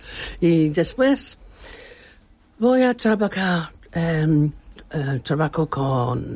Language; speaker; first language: Spanish; non-native, learner; English